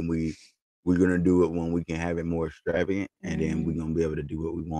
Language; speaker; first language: English; native; English